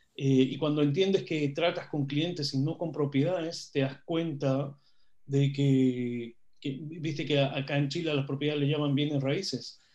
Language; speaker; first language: Spanish; non-native, fluent; Hebrew